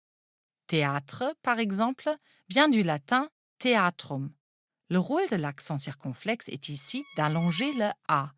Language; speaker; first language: French; non-native, fluent; German